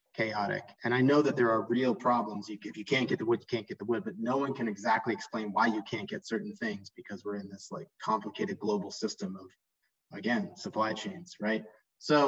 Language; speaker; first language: English; native; English